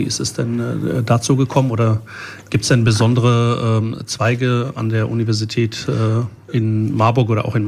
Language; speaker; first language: German; early bilingual, other home language; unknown